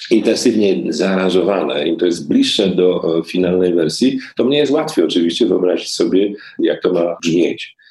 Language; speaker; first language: Polish; native; Polish